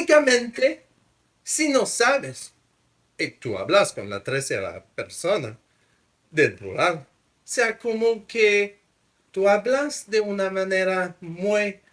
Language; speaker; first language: Spanish; non-native, fluent; French